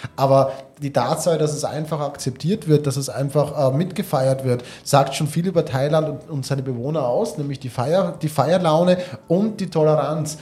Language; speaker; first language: German; native; German